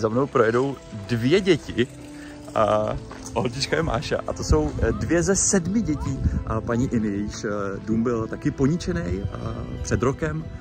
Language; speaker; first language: Czech; native; Czech